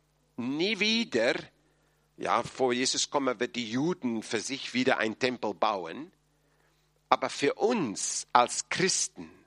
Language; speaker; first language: German; non-native, fluent; English